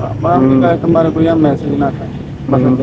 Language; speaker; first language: Filipino; non-native, learner; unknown